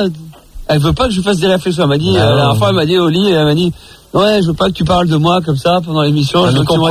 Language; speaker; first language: French; native; French